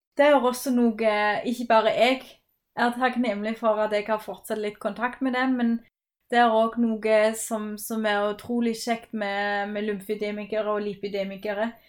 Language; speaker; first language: Norwegian; non-native, fluent; German